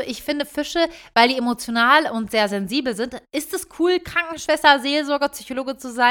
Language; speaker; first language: German; early bilingual, other home language; Turkish